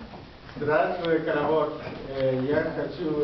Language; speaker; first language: Russian; non-native, learner; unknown